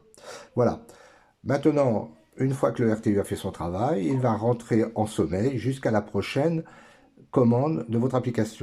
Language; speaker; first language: French; native; French